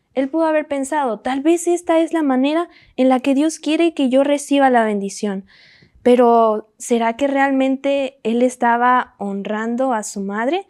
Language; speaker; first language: Spanish; native; Spanish